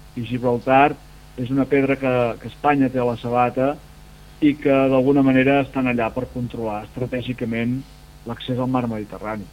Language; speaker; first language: Catalan; native; Catalan